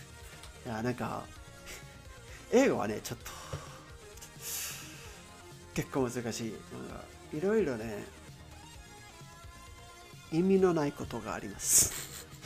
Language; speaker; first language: Japanese; non-native, learner; Spanish